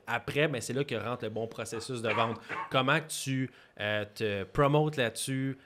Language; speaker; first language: French; native; French